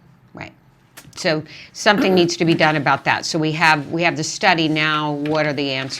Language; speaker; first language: English; native; English